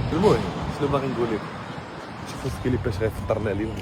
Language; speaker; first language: Arabic; native; Arabic